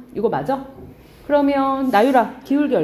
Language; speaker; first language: Korean; native; Korean